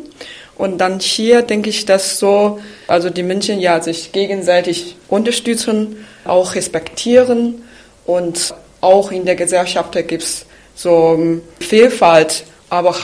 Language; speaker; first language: German; non-native, fluent; Chinese